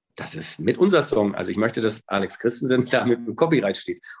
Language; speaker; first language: German; native; German